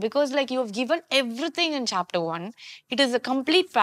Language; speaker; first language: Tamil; native; Tamil